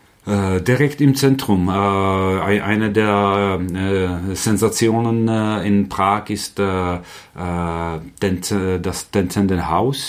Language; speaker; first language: German; non-native, fluent; Czech